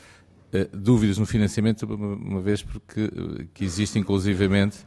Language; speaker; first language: Portuguese; native; Portuguese